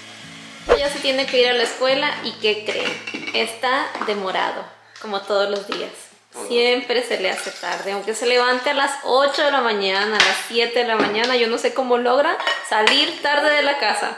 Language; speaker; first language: Spanish; native; Spanish